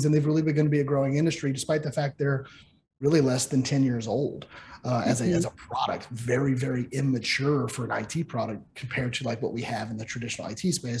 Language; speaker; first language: English; native; English